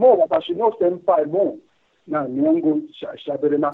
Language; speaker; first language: Japanese; non-native, fluent; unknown